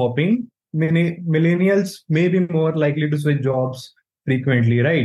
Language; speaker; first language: English; non-native, local second language; Hindi